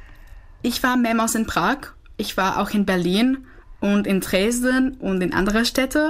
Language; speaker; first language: German; non-native, fluent; Czech